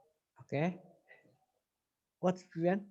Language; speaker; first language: English; non-native, learner; Indonesian